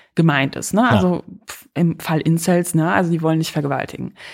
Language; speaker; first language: German; early bilingual, other home language; Polish